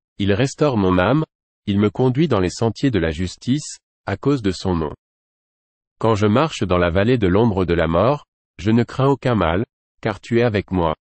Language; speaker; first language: French; non-native, local second language; Haitian Creole